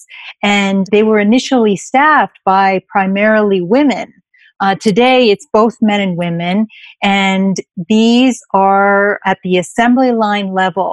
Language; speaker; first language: English; native; English